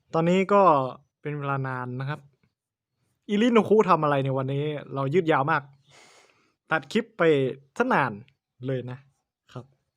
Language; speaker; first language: Thai; native; Thai